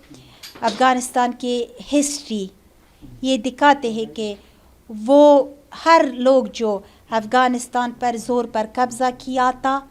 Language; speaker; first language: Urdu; non-native, learner; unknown